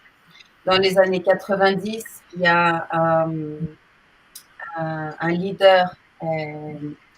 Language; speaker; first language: French; non-native, fluent; Portuguese